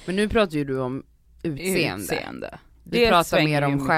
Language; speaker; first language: Swedish; native; Swedish